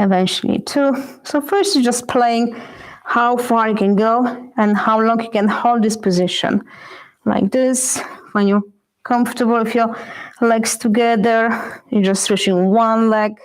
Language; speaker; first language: English; non-native, fluent; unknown